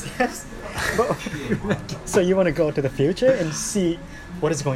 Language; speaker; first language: English; non-native, learner; Japanese